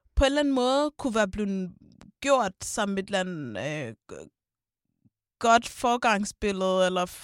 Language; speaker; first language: Danish; native; Danish